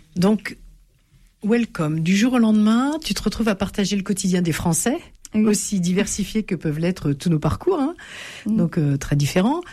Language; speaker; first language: French; native; French